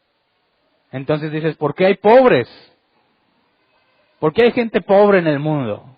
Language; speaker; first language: Spanish; native; Spanish